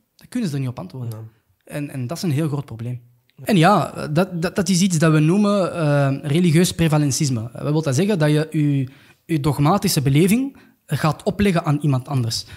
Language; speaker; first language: Dutch; early bilingual, other home language; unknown